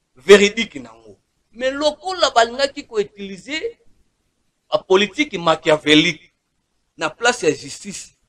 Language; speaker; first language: Lingala; non-native, local second language; Kongo